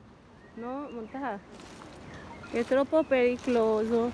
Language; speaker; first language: Italian; non-native, learner; Hindi